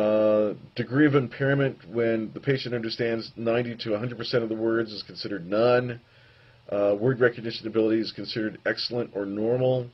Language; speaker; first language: English; native; English